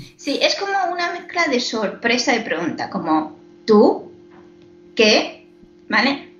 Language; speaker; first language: Spanish; non-native, fluent; Chinese